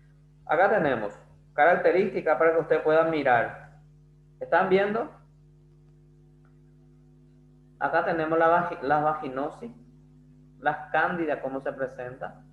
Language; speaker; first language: Spanish; non-native, fluent; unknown